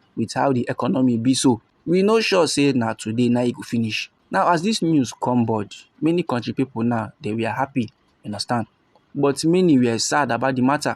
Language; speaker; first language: Nigerian Pidgin; native; Nigerian Pidgin